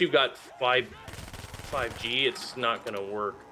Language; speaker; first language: English; native; English